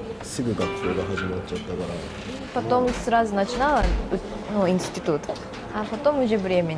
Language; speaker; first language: Russian; non-native, learner; Japanese